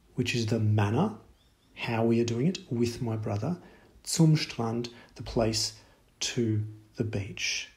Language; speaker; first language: English; native; English